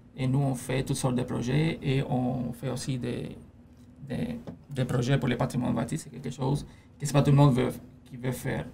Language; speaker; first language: French; non-native, fluent; Spanish